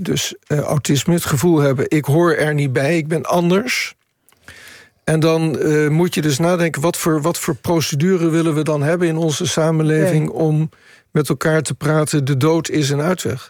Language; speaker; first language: Dutch; native; Dutch